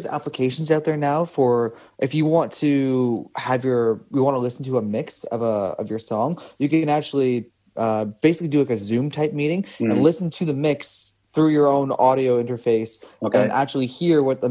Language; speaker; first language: English; native; English